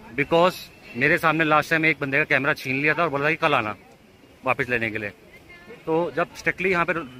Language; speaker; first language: Hindi; native; Hindi